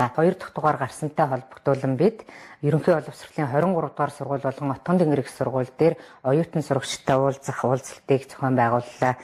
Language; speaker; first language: Mongolian; native; Mongolian